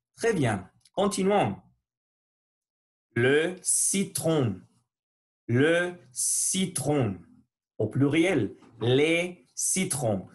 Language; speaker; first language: French; non-native, learner; Spanish